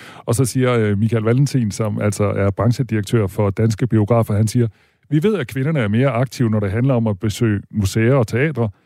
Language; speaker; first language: Danish; native; Danish